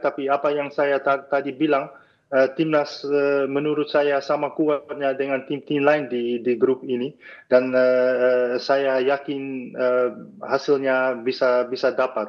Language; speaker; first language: Indonesian; non-native, fluent; Dutch